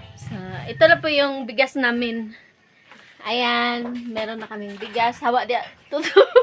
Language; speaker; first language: Filipino; non-native, local second language; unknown